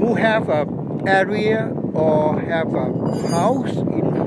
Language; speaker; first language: English; non-native, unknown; Thai